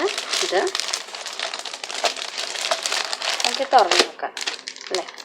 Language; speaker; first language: Malayalam; native; Malayalam